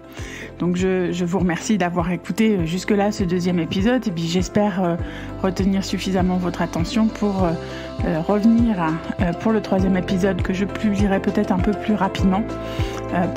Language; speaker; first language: French; native; French